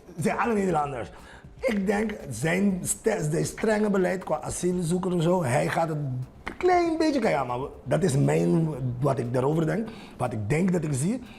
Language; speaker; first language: Dutch; non-native, local second language; Papiamento